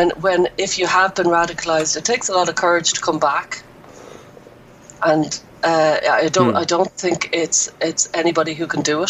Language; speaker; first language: English; native; English